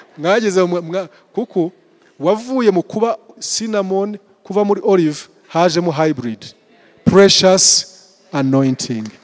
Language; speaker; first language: Kinyarwanda; early bilingual, heritage; Kinyarwanda